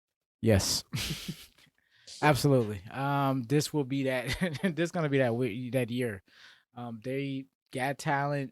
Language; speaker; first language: English; native; English